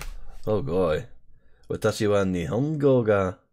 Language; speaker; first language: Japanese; non-native, learner; English